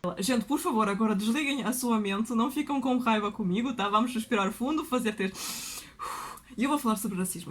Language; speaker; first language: Portuguese; non-native, fluent; Russian